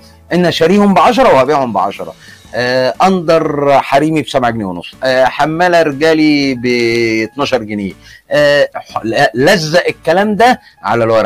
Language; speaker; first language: Arabic; native; Arabic